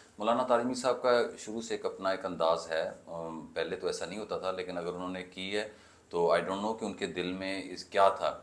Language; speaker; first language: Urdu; native; Urdu